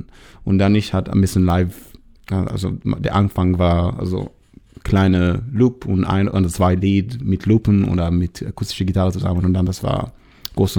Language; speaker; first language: German; non-native, fluent; Hebrew